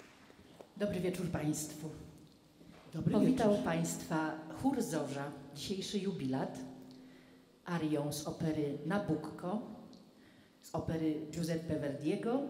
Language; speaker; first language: Polish; native; Polish